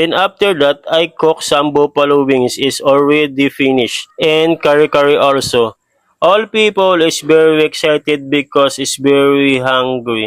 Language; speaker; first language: English; non-native, learner; Filipino